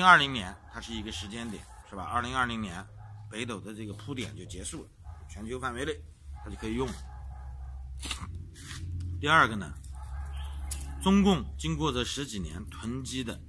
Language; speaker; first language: Chinese; native; Chinese